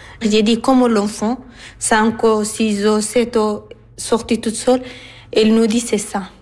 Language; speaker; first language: French; non-native, learner; Arabic